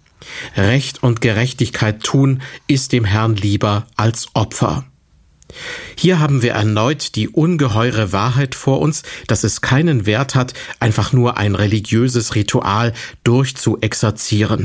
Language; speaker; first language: German; native; German